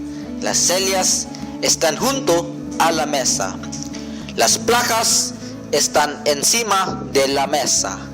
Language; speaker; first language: Spanish; non-native, learner; Cebuano